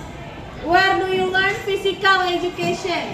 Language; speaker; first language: English; non-native, learner; Indonesian